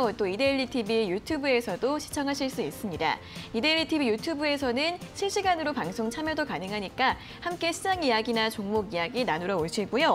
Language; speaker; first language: Korean; native; Korean